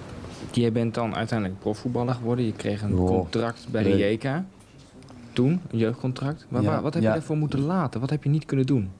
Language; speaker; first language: Dutch; native; Dutch